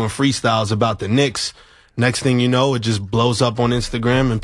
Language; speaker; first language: English; native; English